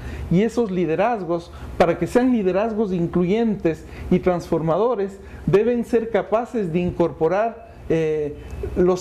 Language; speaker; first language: Spanish; native; Spanish